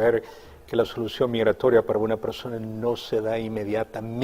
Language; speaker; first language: Spanish; native; Spanish